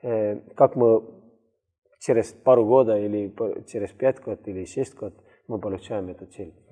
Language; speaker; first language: Russian; non-native, learner; Estonian